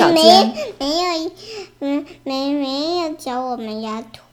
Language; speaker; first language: Chinese; early bilingual, other home language; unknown